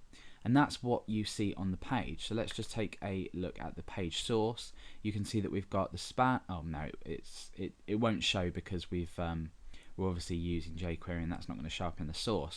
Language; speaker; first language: English; native; English